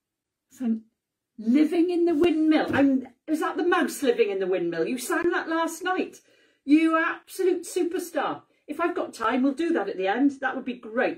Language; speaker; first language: English; native; English